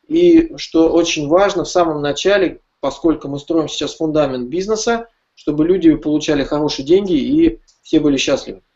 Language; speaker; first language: Russian; native; Russian